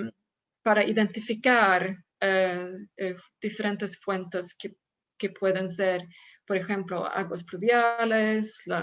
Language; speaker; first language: Spanish; non-native, fluent; Swedish